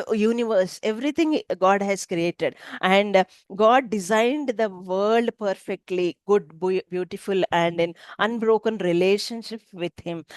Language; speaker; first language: English; non-native, local second language; Telugu